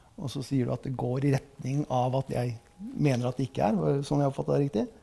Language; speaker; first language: Norwegian; native; Norwegian